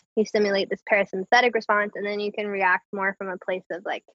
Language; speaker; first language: English; native; English